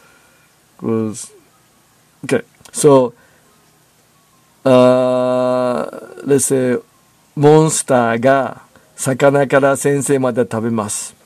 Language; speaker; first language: Japanese; non-native, learner; English